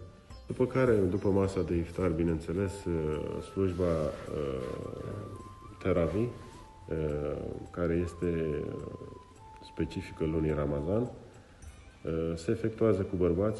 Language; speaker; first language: Romanian; non-native, local second language; Crimean Tatar